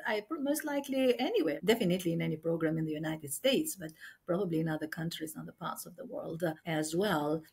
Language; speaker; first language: English; non-native, fluent; Albanian